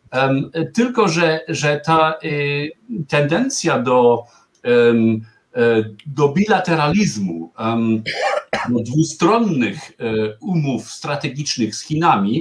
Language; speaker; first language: Polish; non-native, fluent; German